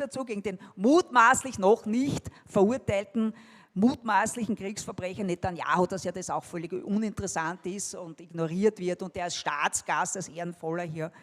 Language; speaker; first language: German; native; German